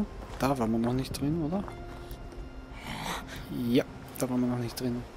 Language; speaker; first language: German; native; German